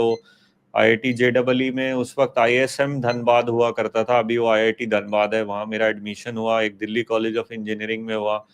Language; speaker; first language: Hindi; native; Hindi